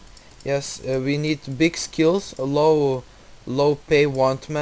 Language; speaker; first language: English; non-native, learner; Russian